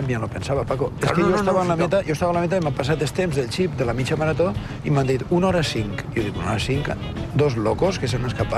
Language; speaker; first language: Catalan; native; Catalan